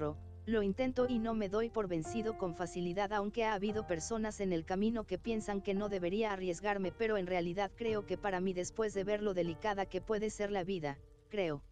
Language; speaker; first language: Spanish; native; Spanish